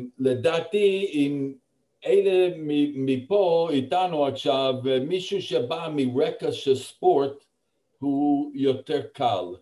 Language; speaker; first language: Hebrew; non-native, fluent; English